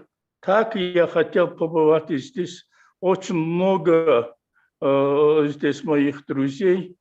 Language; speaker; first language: Russian; non-native, fluent; Mongolian